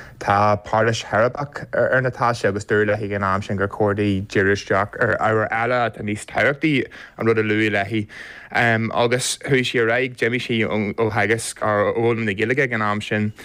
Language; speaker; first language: Irish; native; Irish